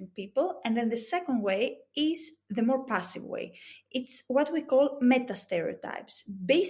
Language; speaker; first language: English; non-native, fluent; Greek